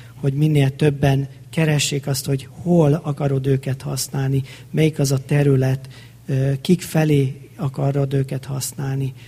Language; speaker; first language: Hungarian; native; Hungarian